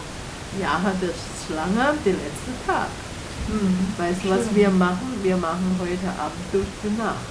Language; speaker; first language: German; non-native, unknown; Chinese